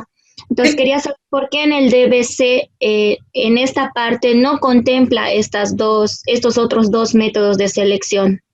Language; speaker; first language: Spanish; native; Spanish